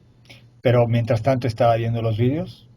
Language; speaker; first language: Spanish; non-native, fluent; Italian